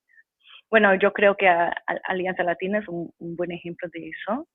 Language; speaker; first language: Spanish; non-native, fluent; English